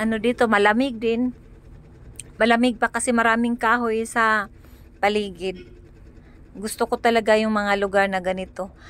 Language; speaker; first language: Filipino; non-native, local second language; Cebuano